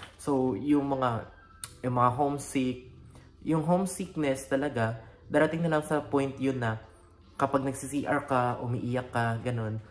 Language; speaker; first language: Filipino; native; Filipino